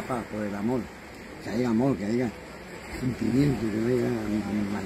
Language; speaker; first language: Spanish; native; Spanish